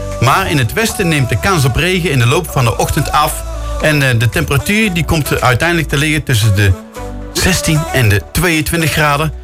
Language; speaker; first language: Dutch; native; Dutch